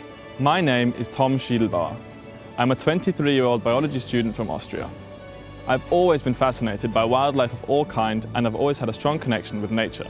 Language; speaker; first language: English; non-native, fluent; German